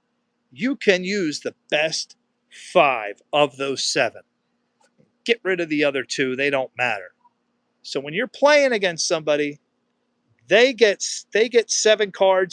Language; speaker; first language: English; native; English